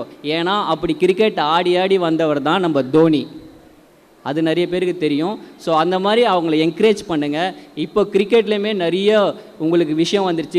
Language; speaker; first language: Tamil; native; Tamil